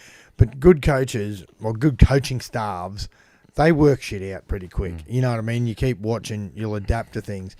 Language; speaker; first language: English; native; English